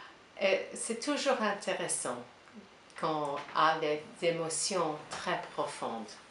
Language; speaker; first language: French; non-native, learner; English